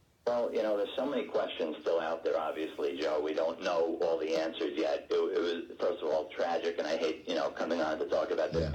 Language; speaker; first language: English; native; English